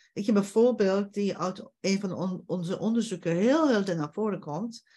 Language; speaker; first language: Dutch; non-native, fluent; Persian